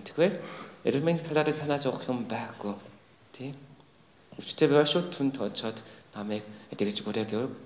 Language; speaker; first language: Mongolian; non-native, fluent; Korean